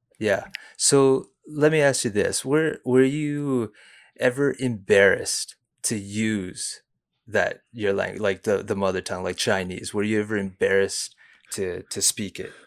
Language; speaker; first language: English; early bilingual, other home language; Cantonese